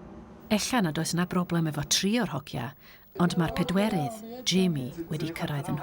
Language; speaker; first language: Welsh; native; Welsh